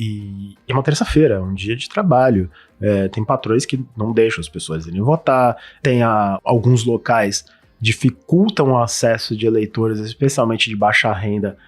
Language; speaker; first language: Portuguese; native; Portuguese